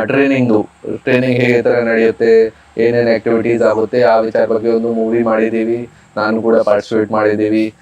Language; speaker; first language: Kannada; non-native, local second language; Hindi